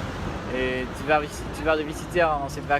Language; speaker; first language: French; non-native, learner; Spanish